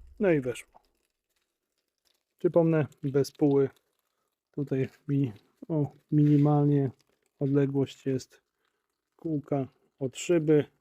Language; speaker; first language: Polish; native; Polish